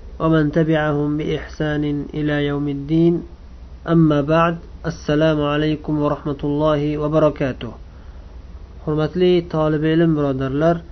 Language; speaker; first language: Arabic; non-native, fluent; Uzbek